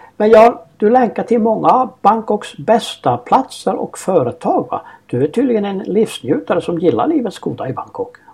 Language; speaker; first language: Swedish; native; Swedish